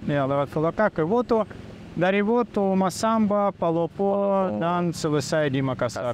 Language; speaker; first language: Indonesian; non-native, learner; Russian